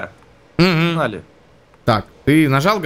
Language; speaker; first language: Russian; native; Russian